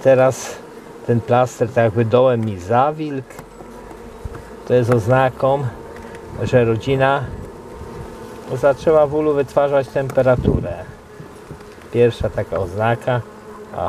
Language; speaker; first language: Polish; native; Polish